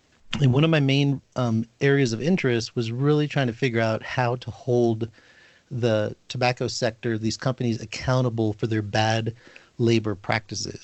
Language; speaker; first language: English; native; English